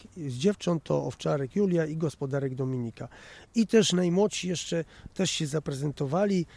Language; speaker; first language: Polish; native; Polish